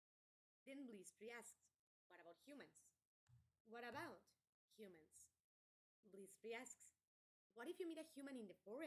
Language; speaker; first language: English; non-native, fluent; Spanish